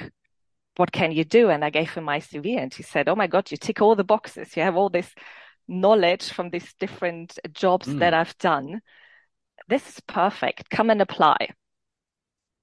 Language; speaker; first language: English; non-native, fluent; German